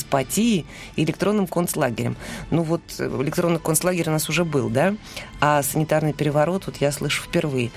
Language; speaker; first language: Russian; native; Russian